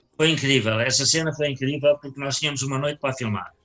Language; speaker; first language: Portuguese; native; Portuguese